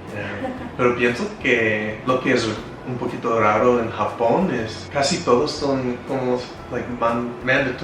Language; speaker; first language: Spanish; non-native, fluent; English